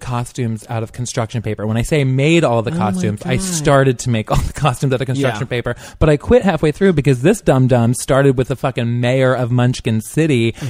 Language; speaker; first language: English; native; English